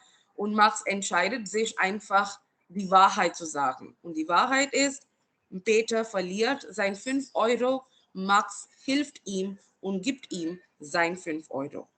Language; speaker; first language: German; non-native, fluent; Marathi